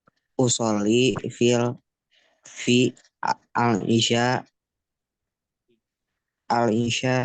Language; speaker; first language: Arabic; non-native, learner; Indonesian